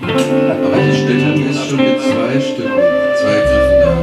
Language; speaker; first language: German; native; German